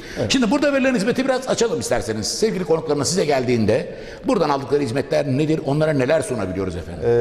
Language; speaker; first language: Turkish; native; Turkish